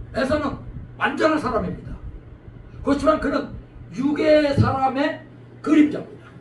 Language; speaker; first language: Korean; native; Korean